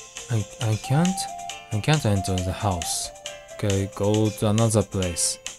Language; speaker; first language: English; non-native, fluent; Japanese